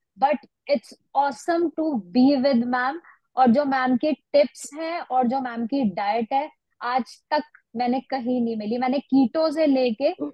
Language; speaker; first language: Hindi; native; Hindi